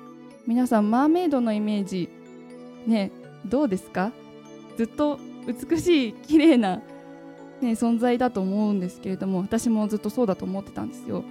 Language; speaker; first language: Japanese; native; Japanese